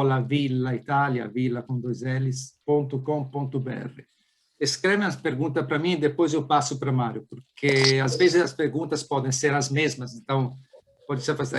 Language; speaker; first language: Portuguese; non-native, fluent; Italian